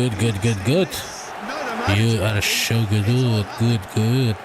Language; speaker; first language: English; non-native, learner; Indonesian